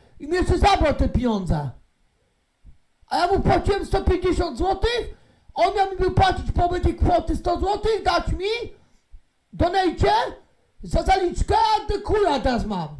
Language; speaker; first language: Polish; native; Polish